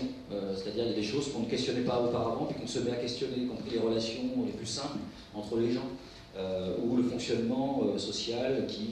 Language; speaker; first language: French; native; French